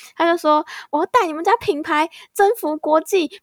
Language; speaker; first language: Chinese; native; Chinese